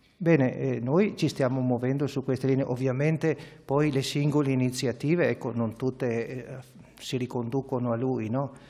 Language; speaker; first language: Italian; native; Italian